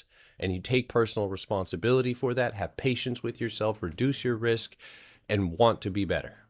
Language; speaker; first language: English; native; English